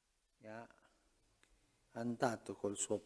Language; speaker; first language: Italian; non-native, fluent; Spanish